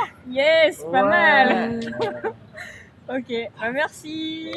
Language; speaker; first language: French; native; French